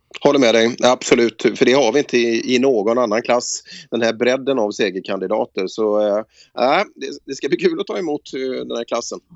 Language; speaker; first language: Swedish; native; Swedish